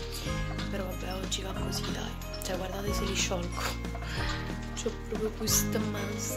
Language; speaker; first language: Italian; native; Italian